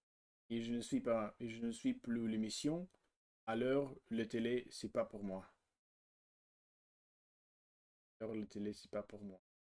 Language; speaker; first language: French; non-native, learner; Russian